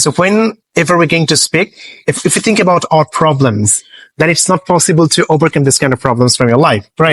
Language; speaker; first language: English; non-native, local second language; Bangla